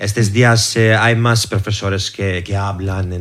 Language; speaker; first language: Spanish; non-native, learner; English